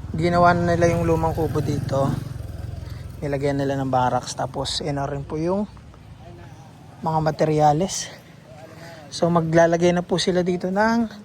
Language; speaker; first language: Filipino; native; Filipino